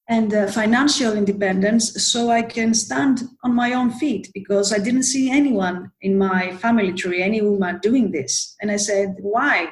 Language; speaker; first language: English; non-native, fluent; Greek